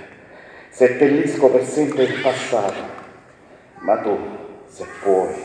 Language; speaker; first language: Italian; native; Italian